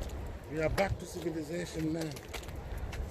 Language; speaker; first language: English; native; English